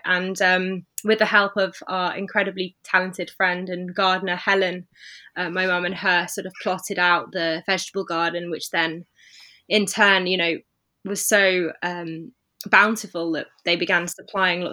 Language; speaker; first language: English; native; English